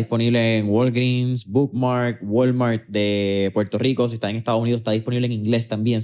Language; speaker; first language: Spanish; native; Spanish